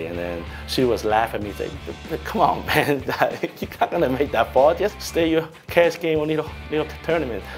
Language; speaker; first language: English; non-native, learner; Chinese